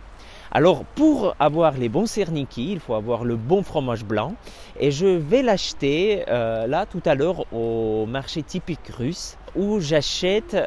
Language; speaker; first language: French; non-native, fluent; Russian